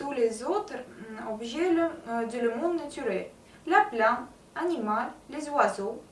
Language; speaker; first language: French; non-native, learner; Russian